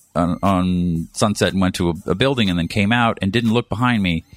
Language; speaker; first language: English; native; English